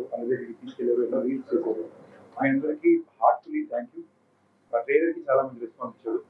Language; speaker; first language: Telugu; native; Telugu